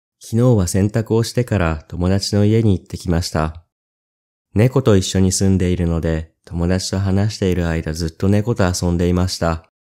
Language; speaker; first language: Japanese; native; Japanese